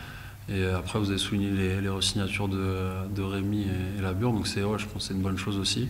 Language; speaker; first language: French; native; French